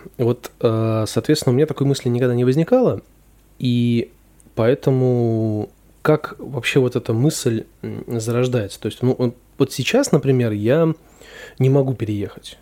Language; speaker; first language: Russian; native; Russian